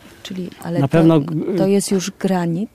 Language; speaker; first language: Polish; native; Polish